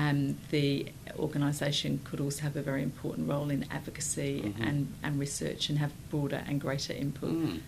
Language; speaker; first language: English; native; English